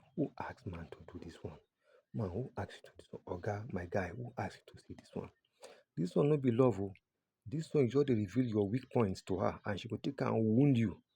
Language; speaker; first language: Nigerian Pidgin; non-native, local second language; Yoruba